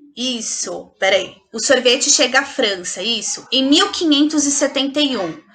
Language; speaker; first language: Portuguese; native; Portuguese